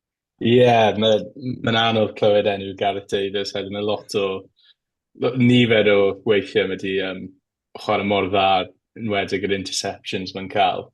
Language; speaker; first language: Welsh; native; Welsh